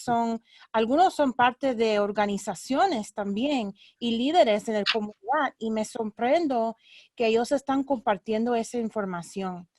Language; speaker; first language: Spanish; early bilingual, heritage; Spanish